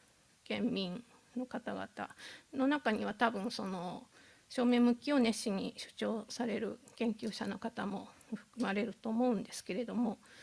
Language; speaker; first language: Japanese; native; Japanese